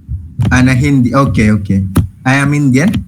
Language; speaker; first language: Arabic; non-native, fluent; Malayalam